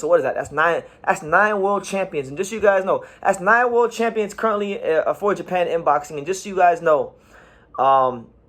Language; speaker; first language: English; native; English